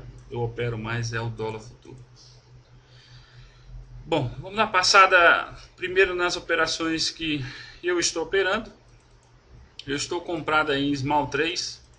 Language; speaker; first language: Portuguese; native; Portuguese